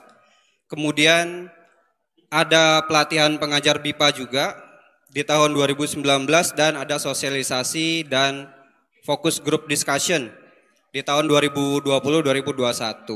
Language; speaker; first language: Indonesian; native; Indonesian